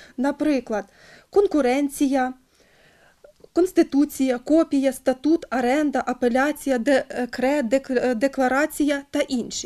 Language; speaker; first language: Ukrainian; native; Ukrainian